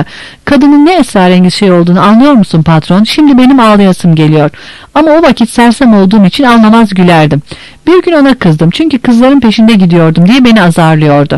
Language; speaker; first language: Turkish; native; Turkish